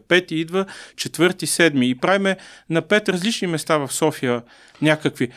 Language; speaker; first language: Bulgarian; native; Bulgarian